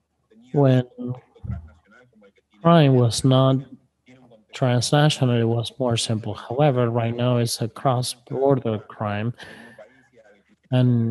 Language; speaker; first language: English; non-native, fluent; Spanish